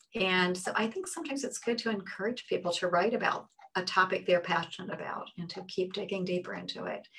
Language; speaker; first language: English; native; English